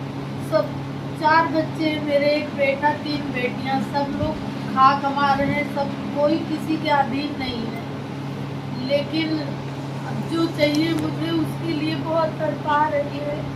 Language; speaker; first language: Hindi; native; Hindi